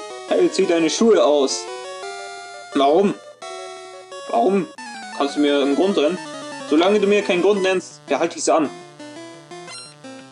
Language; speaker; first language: German; native; German